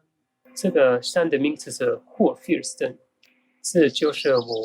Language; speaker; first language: Chinese; non-native, fluent; German